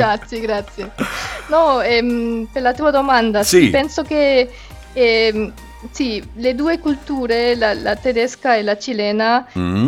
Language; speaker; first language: Italian; non-native, learner; Spanish